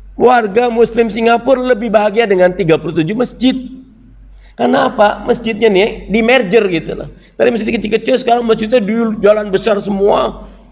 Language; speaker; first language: Indonesian; native; Indonesian